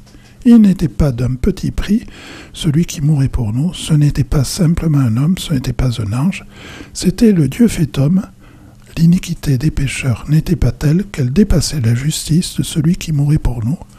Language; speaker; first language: French; native; French